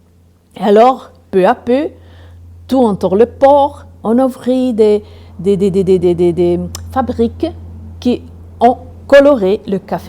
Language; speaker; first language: French; non-native, learner; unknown